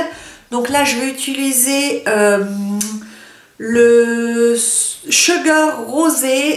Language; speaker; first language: French; native; French